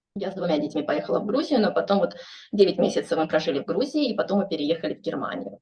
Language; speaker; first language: Russian; native; Russian